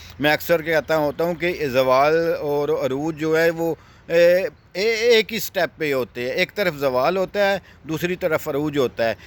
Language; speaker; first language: Urdu; non-native, local second language; Punjabi